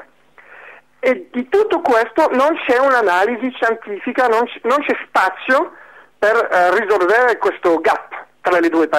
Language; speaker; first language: Italian; non-native, fluent; French